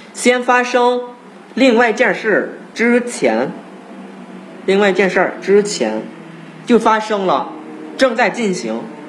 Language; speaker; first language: Chinese; non-native, fluent; Thai